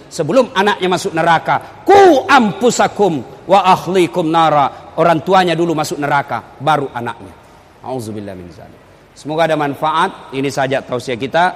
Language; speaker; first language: Indonesian; non-native, local second language; Buginese